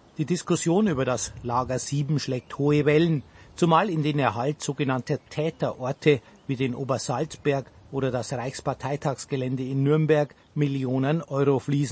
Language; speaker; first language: German; native; German